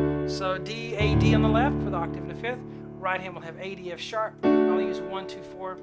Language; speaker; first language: English; native; English